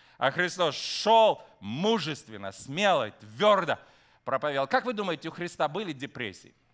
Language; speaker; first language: Russian; native; Russian